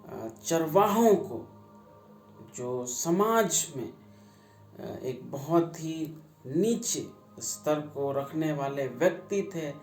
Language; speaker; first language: Hindi; native; Hindi